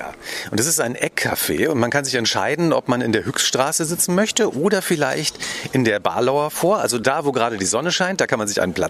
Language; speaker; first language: German; native; German